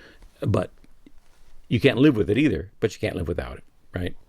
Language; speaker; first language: English; native; English